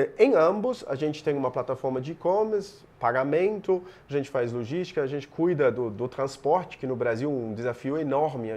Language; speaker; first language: Portuguese; non-native, fluent; German